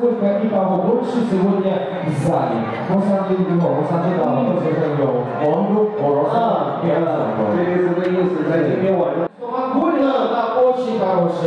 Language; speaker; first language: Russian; non-native, learner; Chinese